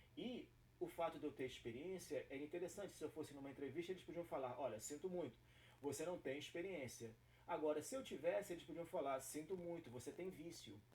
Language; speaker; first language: Portuguese; native; Portuguese